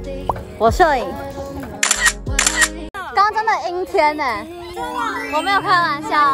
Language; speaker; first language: Chinese; native; Chinese